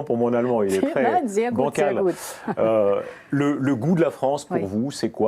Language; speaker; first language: French; native; French